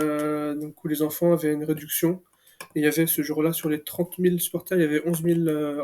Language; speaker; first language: French; native; French